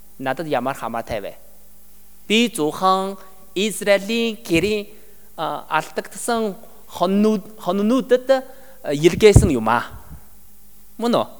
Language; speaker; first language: Mongolian; non-native, learner; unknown